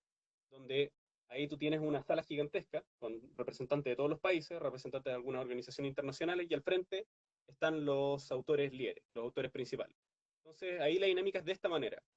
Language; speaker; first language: Spanish; native; Spanish